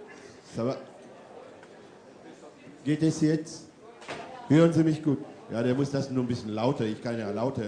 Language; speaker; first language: German; non-native, fluent; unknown